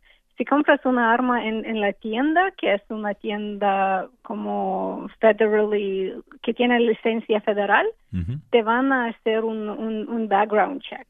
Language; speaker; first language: Spanish; non-native, fluent; English